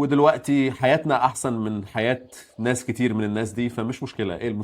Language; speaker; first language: Arabic; native; Arabic